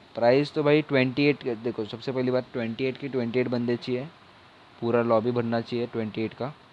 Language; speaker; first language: Hindi; non-native, local second language; Marathi